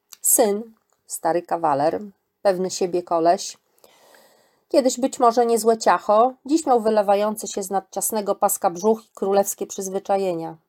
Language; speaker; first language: Polish; native; Polish